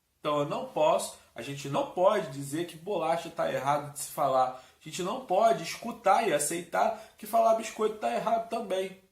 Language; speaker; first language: Portuguese; native; Portuguese